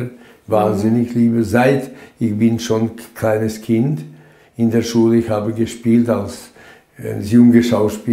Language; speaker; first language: German; non-native, fluent; Latvian